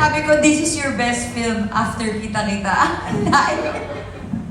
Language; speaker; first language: Filipino; native; Filipino